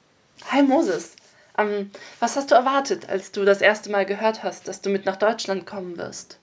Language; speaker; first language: German; native; German